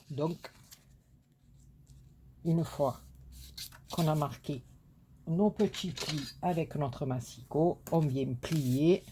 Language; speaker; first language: French; native; French